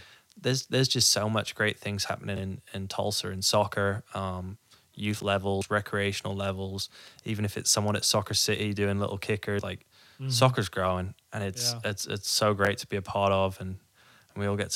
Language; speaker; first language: English; native; English